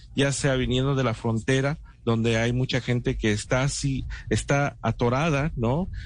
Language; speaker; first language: Spanish; early bilingual, heritage; Spanish